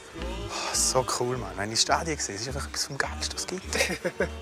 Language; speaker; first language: German; native; German